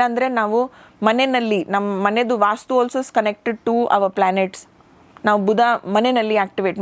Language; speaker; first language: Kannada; non-native, local second language; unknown